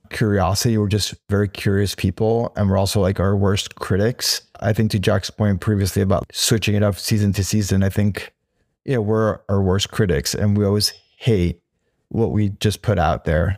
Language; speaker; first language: English; native; English